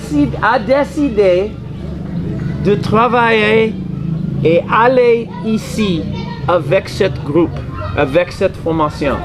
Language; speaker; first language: French; non-native, learner; English